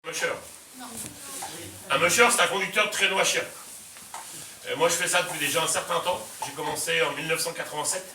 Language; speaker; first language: French; native; French